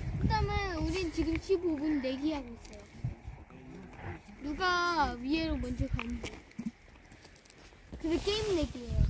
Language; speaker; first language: Korean; early bilingual, heritage; Korean